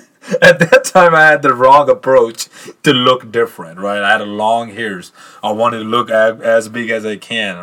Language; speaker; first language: English; non-native, local second language; Punjabi